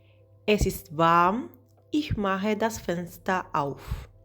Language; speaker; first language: German; non-native, fluent; Spanish